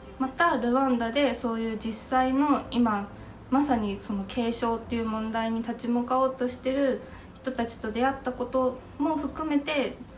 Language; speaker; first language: Japanese; native; Japanese